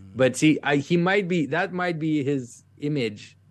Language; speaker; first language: English; non-native, fluent; French